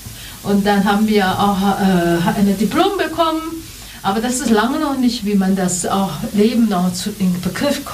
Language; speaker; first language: German; non-native, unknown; Chinese